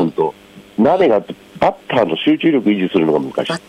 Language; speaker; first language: Japanese; native; Japanese